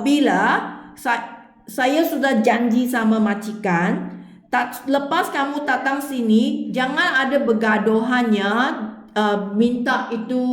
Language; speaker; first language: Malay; non-native, local second language; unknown